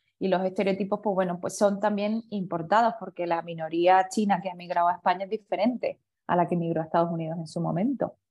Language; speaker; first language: Spanish; early bilingual, other home language; Chinese